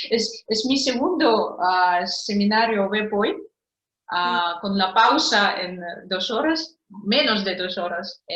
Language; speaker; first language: Spanish; non-native, fluent; Russian